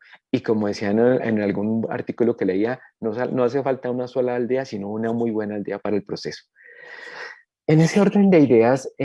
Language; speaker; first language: Spanish; native; Spanish